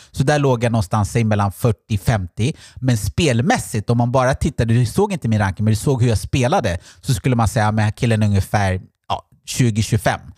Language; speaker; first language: Swedish; early bilingual, other home language; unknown